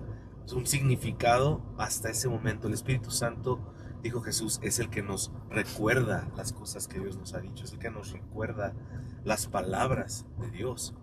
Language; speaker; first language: Spanish; native; Spanish